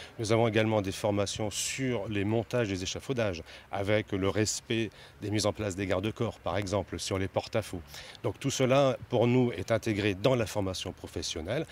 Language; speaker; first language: French; native; French